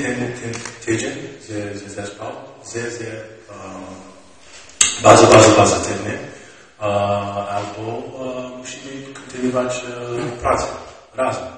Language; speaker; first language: Polish; non-native, learner; English